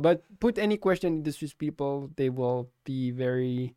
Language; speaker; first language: English; non-native, fluent; French